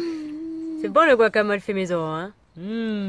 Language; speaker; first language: French; native; French